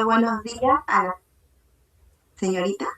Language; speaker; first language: Spanish; native; Spanish